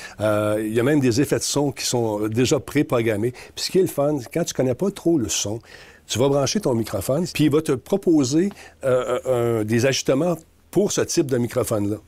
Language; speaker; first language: French; native; French